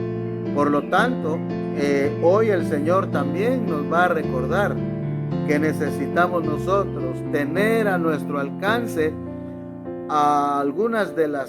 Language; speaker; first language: Spanish; native; Spanish